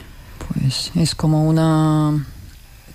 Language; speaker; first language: Spanish; non-native, learner; Russian